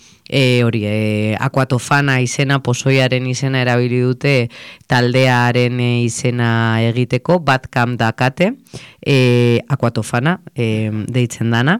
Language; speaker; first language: Basque; non-native, local second language; Spanish